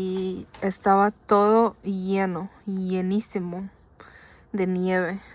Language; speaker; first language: Spanish; early bilingual, heritage; Spanish